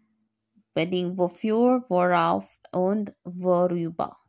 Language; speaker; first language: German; non-native, learner; Filipino